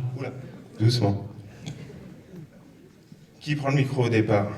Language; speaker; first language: French; native; French